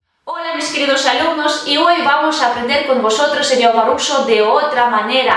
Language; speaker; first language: Spanish; non-native, fluent; Russian